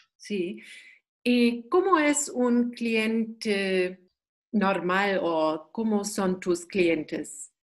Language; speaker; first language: Spanish; non-native, learner; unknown